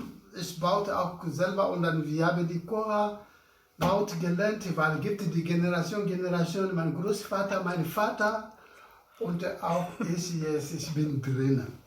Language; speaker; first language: German; non-native, learner; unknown